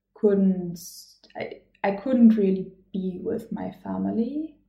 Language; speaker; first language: English; non-native, fluent; German